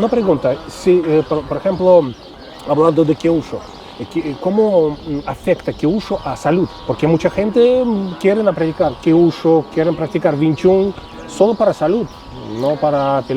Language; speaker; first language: Spanish; non-native, fluent; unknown